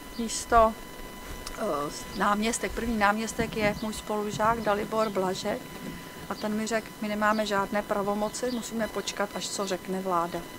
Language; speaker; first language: Czech; native; Czech